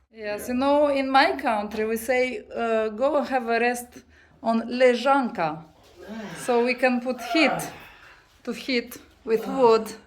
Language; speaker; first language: English; non-native, learner; Romanian